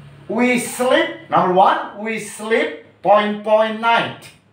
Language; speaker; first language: English; non-native, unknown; Indonesian